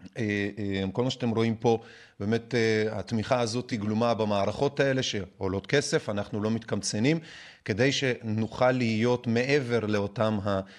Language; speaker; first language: Hebrew; early bilingual, other home language; Russian